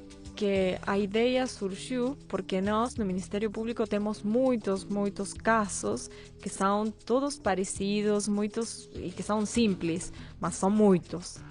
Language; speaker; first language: Portuguese; non-native, fluent; Spanish